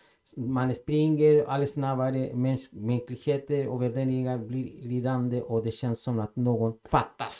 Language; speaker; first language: Swedish; non-native, fluent; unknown